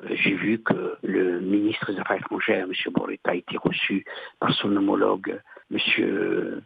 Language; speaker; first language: French; non-native, local second language; Arabic